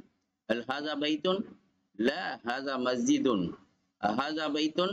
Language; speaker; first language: Arabic; non-native, fluent; Tamil